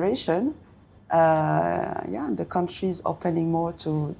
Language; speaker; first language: English; non-native, fluent; French